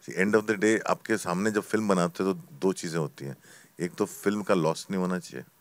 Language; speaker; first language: Hindi; native; Hindi